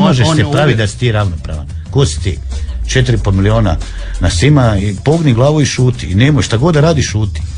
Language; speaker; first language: Croatian; native; Croatian